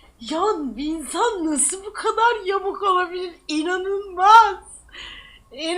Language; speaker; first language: Turkish; native; Turkish